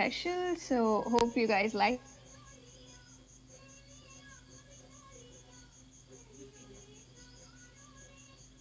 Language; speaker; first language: English; non-native, local second language; Malayalam